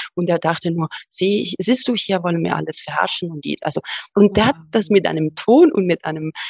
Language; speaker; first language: German; non-native, fluent; Italian